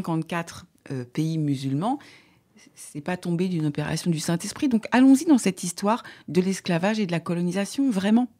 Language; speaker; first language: French; native; French